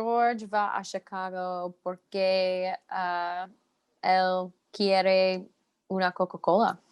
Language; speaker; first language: Spanish; non-native, learner; English